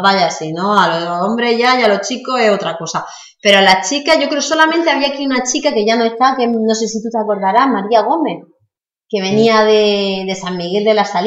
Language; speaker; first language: Spanish; native; Spanish